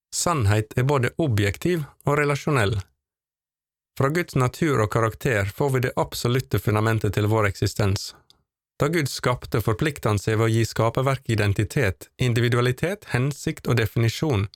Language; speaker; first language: Norwegian; native; Norwegian